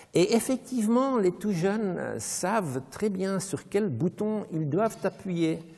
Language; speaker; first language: French; non-native, local second language; Dutch